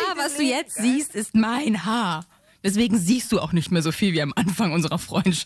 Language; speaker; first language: German; native; German